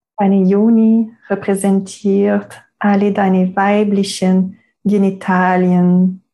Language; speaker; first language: German; non-native, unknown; French